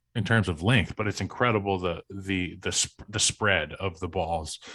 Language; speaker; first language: English; native; English